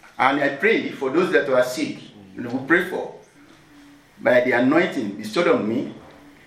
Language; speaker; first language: English; non-native, local second language; Yoruba